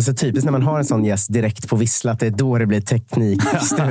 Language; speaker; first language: Swedish; native; Swedish